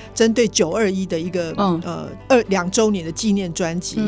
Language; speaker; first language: Chinese; non-native, local second language; Min Nan Chinese